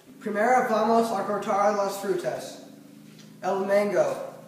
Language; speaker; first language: Spanish; non-native, learner; English